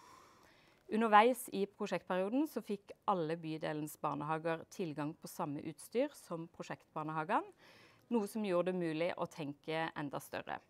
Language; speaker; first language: Norwegian; native; Norwegian